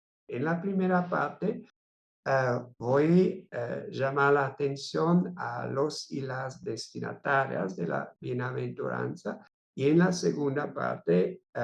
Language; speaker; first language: Spanish; non-native, fluent; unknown